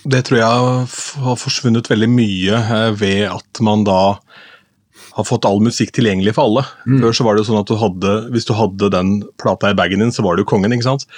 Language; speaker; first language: Norwegian; native; Norwegian